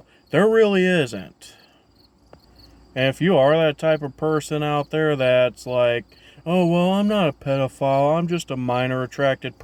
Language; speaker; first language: English; native; English